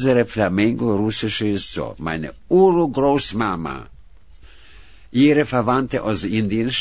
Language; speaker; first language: German; non-native, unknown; Russian